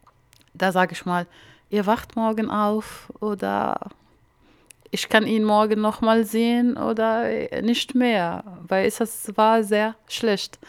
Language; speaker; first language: German; non-native, learner; Arabic